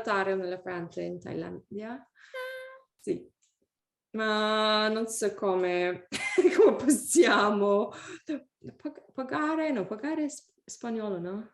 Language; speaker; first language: Italian; non-native, learner; English